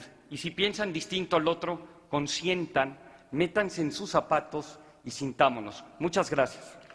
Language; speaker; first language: Spanish; native; Spanish